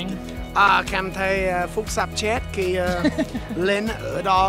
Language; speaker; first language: Vietnamese; non-native, learner; English